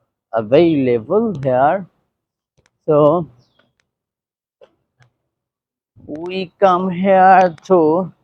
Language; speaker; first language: English; non-native, learner; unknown